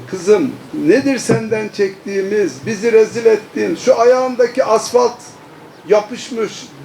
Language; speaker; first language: Turkish; native; Turkish